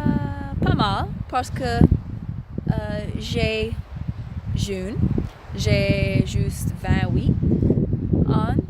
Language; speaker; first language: French; non-native, learner; English